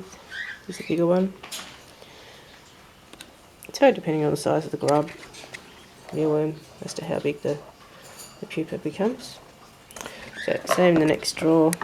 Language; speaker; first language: English; native; English